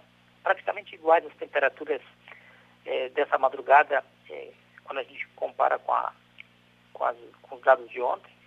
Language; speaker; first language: Portuguese; native; Portuguese